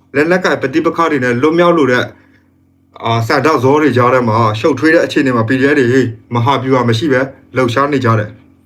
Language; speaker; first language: Burmese; native; Burmese